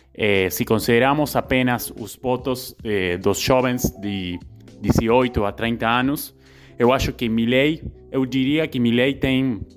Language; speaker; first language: Portuguese; non-native, learner; Spanish